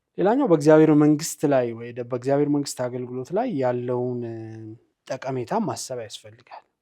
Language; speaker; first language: Amharic; native; Amharic